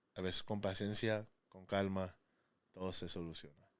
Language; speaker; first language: Spanish; early bilingual, heritage; Spanish